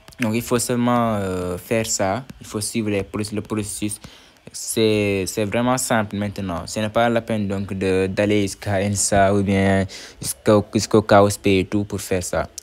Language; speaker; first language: French; non-native, local second language; Wolof